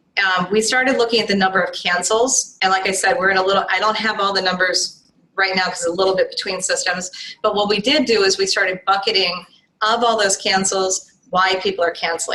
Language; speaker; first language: English; native; English